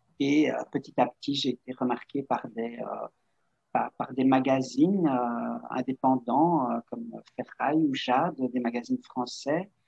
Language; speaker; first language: French; native; French